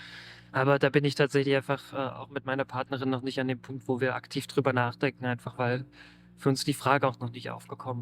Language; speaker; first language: German; native; German